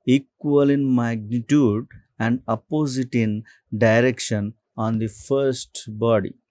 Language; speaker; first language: English; non-native, local second language; Telugu